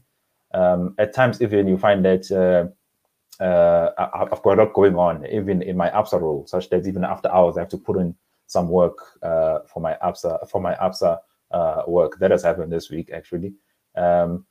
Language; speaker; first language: English; non-native, local second language; Zulu